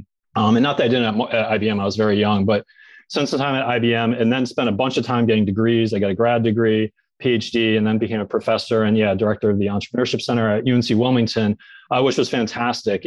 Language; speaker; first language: English; native; English